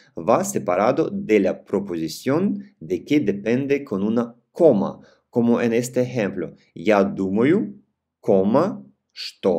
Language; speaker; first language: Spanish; non-native, fluent; Russian